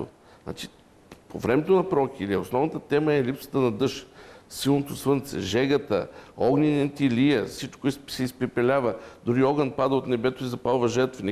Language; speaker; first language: Bulgarian; native; Bulgarian